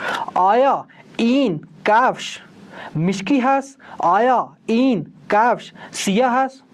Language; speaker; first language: Persian; non-native, fluent; Urdu